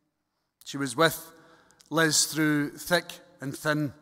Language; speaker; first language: English; native; English